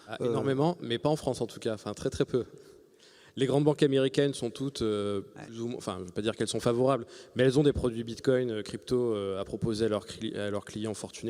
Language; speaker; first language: French; native; French